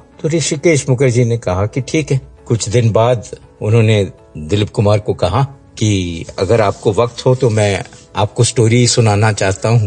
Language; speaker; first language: Hindi; native; Hindi